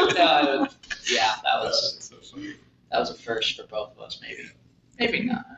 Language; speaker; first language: English; native; English